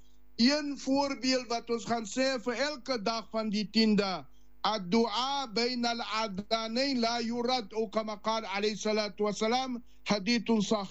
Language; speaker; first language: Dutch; non-native, learner; Afrikaans